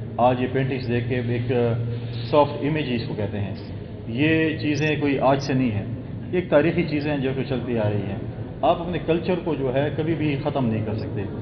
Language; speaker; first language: Urdu; non-native, local second language; Saraiki